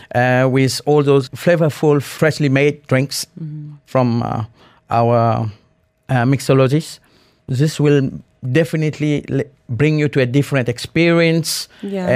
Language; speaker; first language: English; non-native, fluent; Morisyen